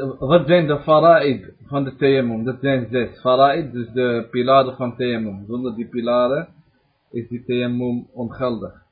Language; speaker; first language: Dutch; early bilingual, other home language; Arabic